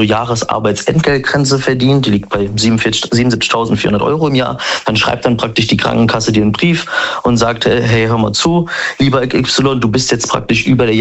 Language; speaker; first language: German; native; German